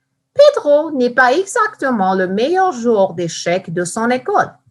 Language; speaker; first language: French; non-native, fluent; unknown